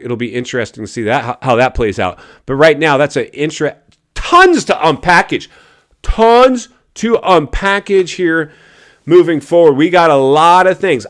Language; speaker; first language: English; native; English